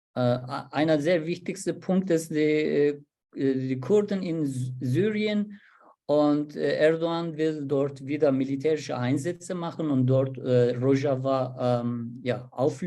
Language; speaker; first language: German; non-native, learner; Turkish